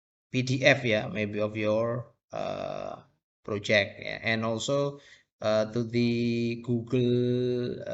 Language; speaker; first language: English; non-native, fluent; Indonesian